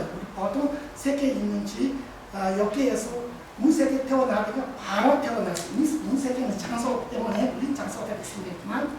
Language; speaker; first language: Korean; non-native, learner; Tibetan